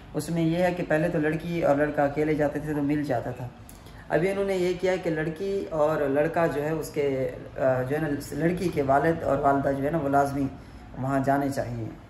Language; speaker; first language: Urdu; non-native, local second language; Saraiki